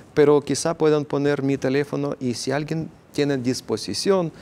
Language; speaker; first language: Spanish; non-native, fluent; Ukrainian